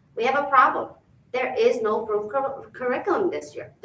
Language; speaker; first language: English; early bilingual, other home language; Albanian